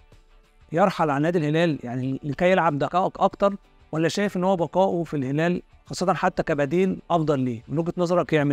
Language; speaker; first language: Arabic; native; Arabic